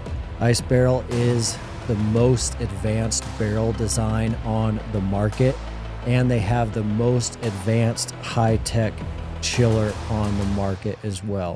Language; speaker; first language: English; native; English